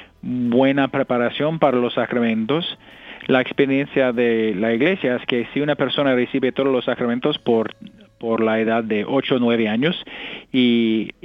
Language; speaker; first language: Spanish; non-native, fluent; English